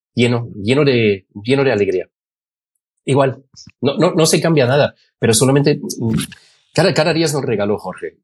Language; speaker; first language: Spanish; non-native, fluent; German